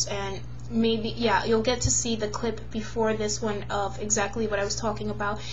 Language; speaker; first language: English; native; English